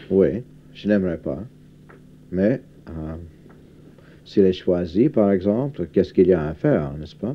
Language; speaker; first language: French; non-native, fluent; English